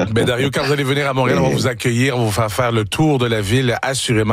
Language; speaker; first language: French; native; French